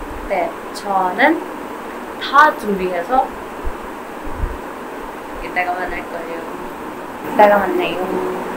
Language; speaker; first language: Korean; non-native, learner; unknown